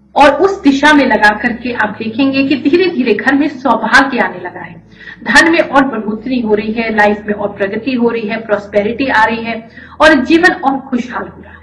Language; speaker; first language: Hindi; native; Hindi